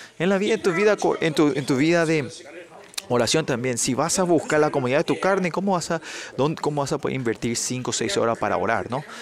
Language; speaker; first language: Spanish; non-native, fluent; Korean